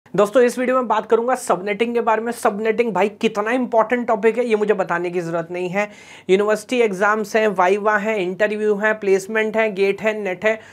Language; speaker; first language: Hindi; native; Hindi